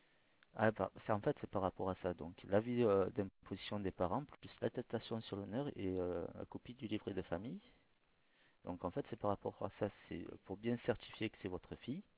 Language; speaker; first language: French; native; French